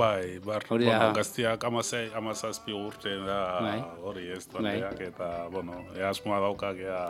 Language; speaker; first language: Basque; non-native, learner; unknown